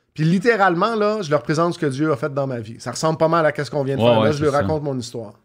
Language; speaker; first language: French; native; French